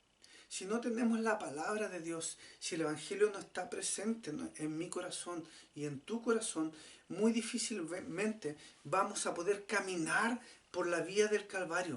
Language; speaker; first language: Spanish; native; Spanish